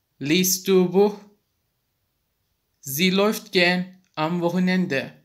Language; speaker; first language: German; non-native, fluent; Turkish